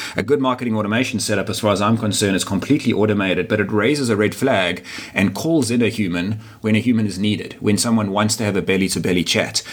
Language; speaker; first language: English; native; English